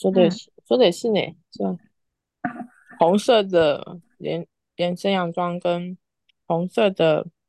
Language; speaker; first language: Chinese; non-native, learner; Japanese